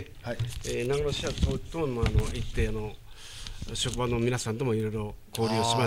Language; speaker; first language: Japanese; native; Japanese